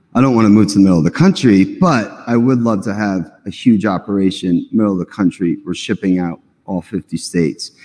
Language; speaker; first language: English; native; English